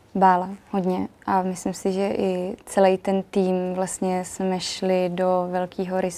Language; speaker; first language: Czech; early bilingual, other home language; Macedonian